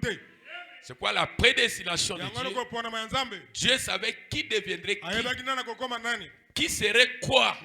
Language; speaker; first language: French; non-native, local second language; Lingala